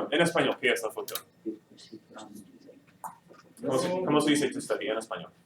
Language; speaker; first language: Spanish; non-native, fluent; English